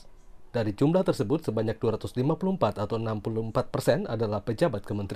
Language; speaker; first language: Indonesian; native; Indonesian